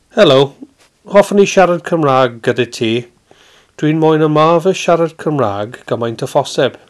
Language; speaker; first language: Welsh; non-native, learner; English